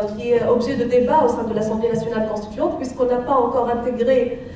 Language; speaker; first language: French; non-native, local second language; Arabic